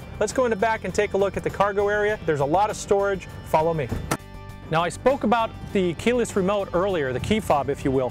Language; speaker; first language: English; native; English